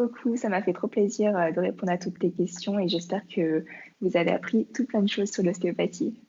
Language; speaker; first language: French; native; French